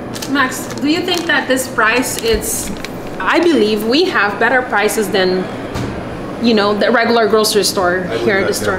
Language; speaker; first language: English; non-native, fluent; Portuguese